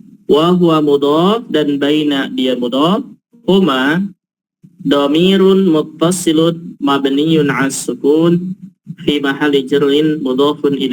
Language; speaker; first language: Arabic; non-native, fluent; Indonesian